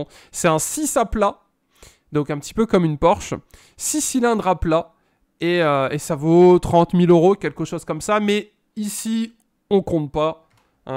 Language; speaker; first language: French; native; French